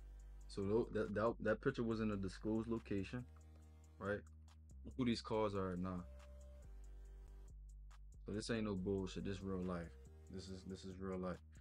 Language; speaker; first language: English; native; English